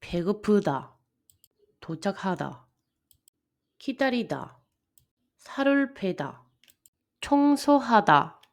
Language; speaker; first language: Korean; non-native, fluent; Spanish